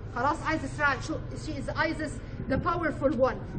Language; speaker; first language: English; non-native, fluent; Arabic